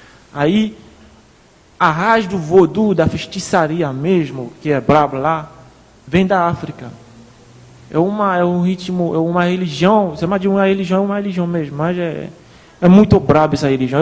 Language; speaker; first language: Portuguese; non-native, fluent; Haitian Creole